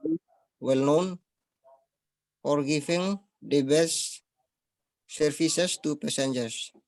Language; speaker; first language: English; non-native, learner; Indonesian